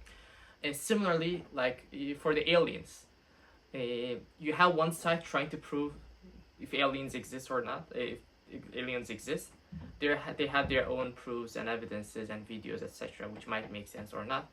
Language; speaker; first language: English; non-native, fluent; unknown